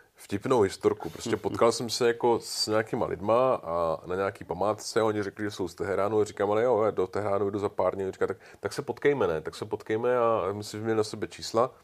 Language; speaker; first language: Czech; native; Czech